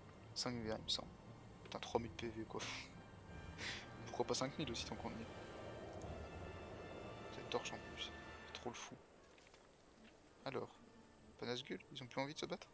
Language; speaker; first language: French; native; French